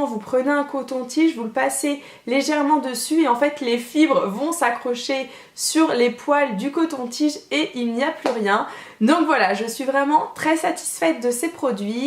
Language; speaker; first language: French; native; French